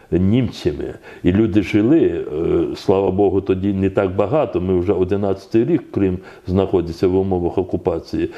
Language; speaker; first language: Ukrainian; non-native, local second language; Crimean Tatar